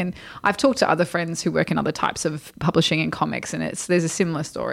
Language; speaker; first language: English; native; English